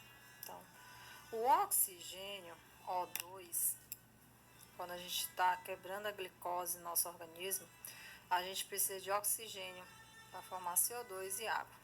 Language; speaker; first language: Portuguese; native; Portuguese